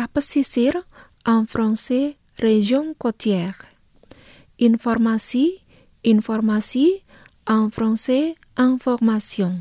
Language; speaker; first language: French; non-native, fluent; Indonesian